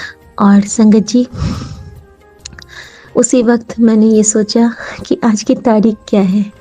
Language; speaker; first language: Hindi; native; Hindi